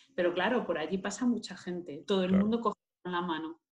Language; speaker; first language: Spanish; native; Spanish